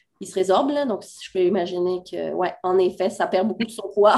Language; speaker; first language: French; native; French